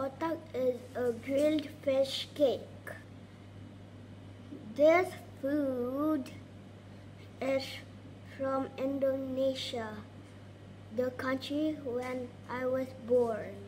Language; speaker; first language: English; early bilingual, other home language; Indonesian